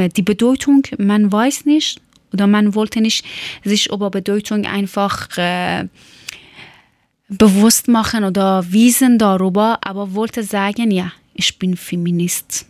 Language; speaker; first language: German; non-native, learner; Persian